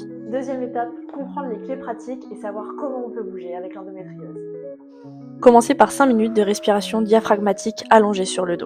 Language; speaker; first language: French; native; French